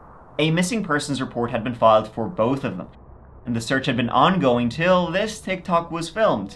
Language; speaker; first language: English; native; English